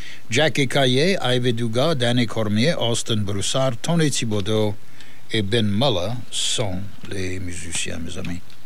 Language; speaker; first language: French; native; French